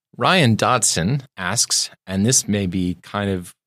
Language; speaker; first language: English; native; English